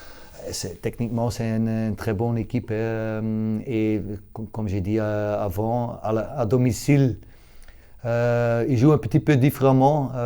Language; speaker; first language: French; non-native, local second language; Dutch